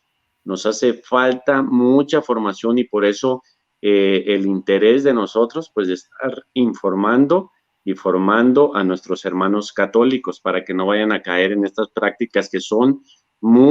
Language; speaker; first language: Spanish; native; Spanish